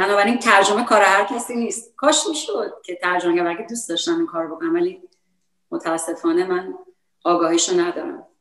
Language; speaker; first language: Persian; early bilingual, heritage; Persian